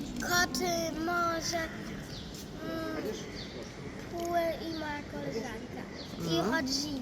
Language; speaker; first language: Polish; early bilingual, heritage; Polish